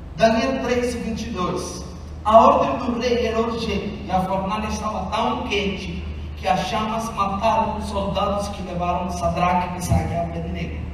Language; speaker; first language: Portuguese; non-native, fluent; Italian